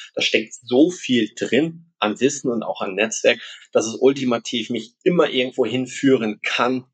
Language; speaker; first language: German; non-native, local second language; Low German